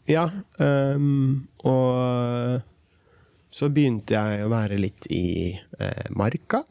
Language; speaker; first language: Norwegian; early bilingual, other home language; Kurdish